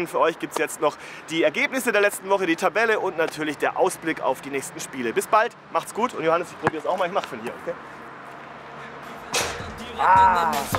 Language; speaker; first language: German; native; German